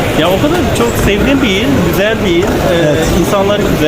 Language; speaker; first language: Turkish; native; Turkish